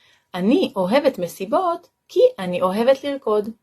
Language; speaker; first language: Hebrew; non-native, local second language; Arabic